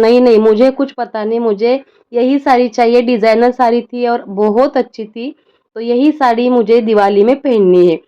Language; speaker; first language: Hindi; non-native, local second language; Marathi